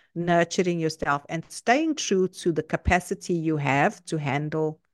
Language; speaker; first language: English; native; English